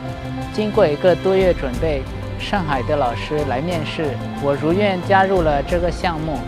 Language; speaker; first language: Chinese; non-native, learner; Lao